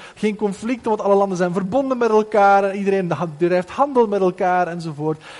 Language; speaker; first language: Dutch; native; Dutch